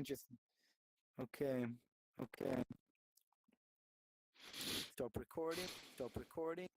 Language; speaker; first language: English; non-native, fluent; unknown